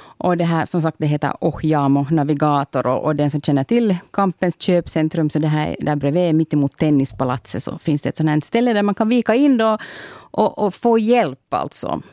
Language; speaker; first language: Swedish; native; Swedish